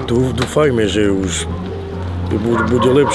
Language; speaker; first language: Slovak; non-native, local second language; Romany